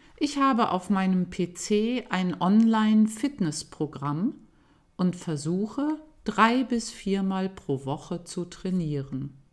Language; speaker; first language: German; native; German